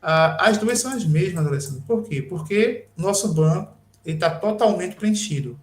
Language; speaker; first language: Portuguese; native; Portuguese